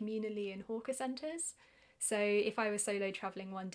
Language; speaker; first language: English; native; English